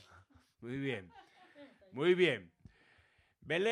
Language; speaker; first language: Spanish; native; Spanish